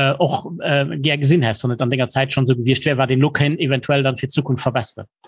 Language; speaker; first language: Luxembourgish; native; Luxembourgish